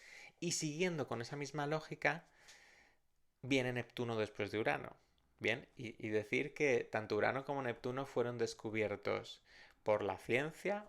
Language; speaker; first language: Spanish; native; Spanish